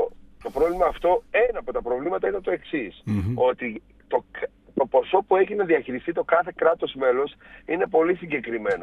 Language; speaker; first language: Greek; native; Greek